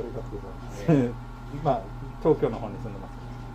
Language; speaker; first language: Japanese; non-native, fluent; Swedish